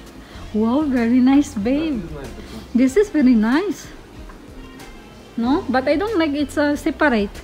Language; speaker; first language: English; non-native, learner; Filipino